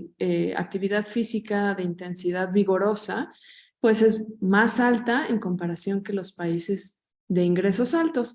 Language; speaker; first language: Spanish; native; Spanish